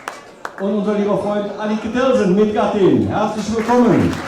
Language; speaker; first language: German; native; German